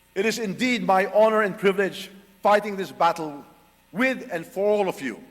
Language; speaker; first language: English; non-native, local second language; Filipino